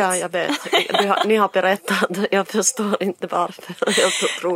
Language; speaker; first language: Swedish; non-native, fluent; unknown